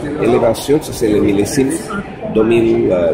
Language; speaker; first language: French; non-native, learner; Spanish